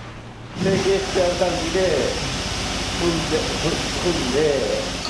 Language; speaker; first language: Japanese; native; Japanese